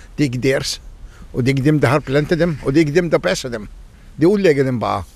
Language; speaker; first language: Danish; non-native, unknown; Arabic